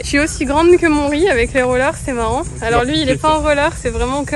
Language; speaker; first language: French; native; French